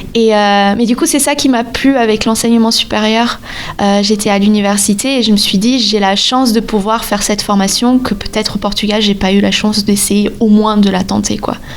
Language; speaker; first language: French; non-native, fluent; Portuguese